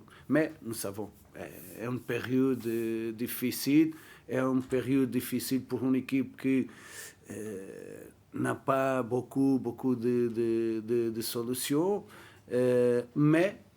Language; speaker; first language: French; non-native, learner; Portuguese